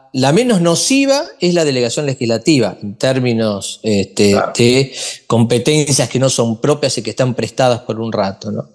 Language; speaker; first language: Spanish; native; Spanish